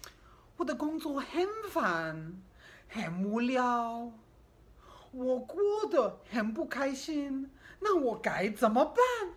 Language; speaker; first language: Chinese; non-native, fluent; English